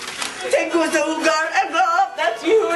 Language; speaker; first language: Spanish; non-native, learner; English